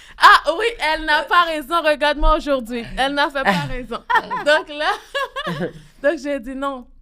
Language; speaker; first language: French; non-native, local second language; Haitian Creole